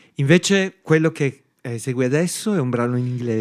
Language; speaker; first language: Italian; native; Italian